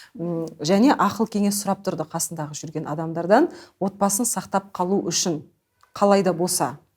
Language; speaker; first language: Kazakh; native; Kazakh